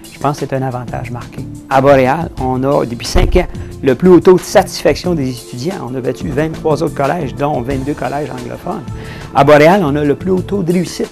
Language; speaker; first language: French; native; French